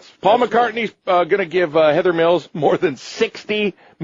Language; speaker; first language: English; native; English